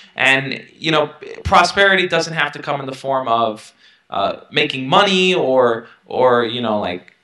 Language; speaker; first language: English; native; English